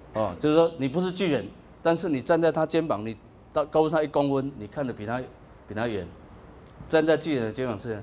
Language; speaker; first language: Chinese; native; Chinese